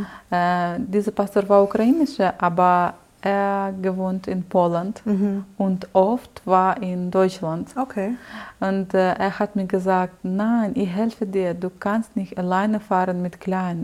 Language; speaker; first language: German; non-native, learner; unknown